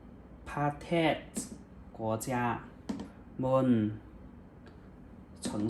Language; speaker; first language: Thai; non-native, learner; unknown